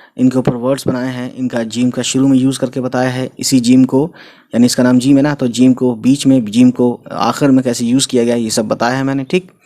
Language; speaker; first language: Hindi; native; Hindi